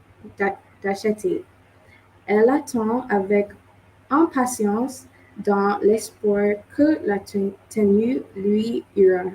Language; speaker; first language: French; non-native, learner; English